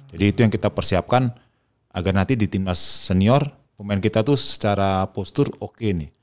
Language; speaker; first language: Indonesian; native; Indonesian